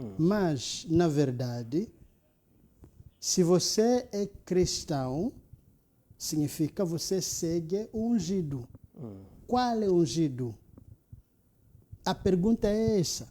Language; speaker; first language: Portuguese; non-native, local second language; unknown